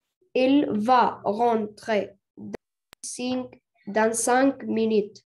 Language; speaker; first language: French; non-native, learner; Arabic